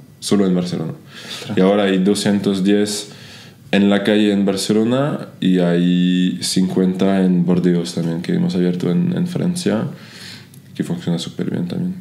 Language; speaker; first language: Spanish; non-native, fluent; French